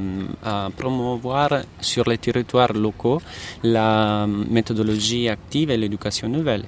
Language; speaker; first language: French; non-native, fluent; Italian